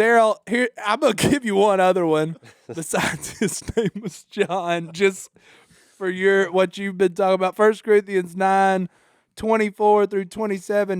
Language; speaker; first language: English; native; English